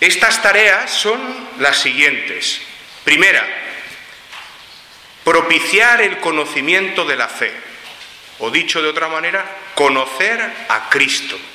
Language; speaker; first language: Spanish; native; Spanish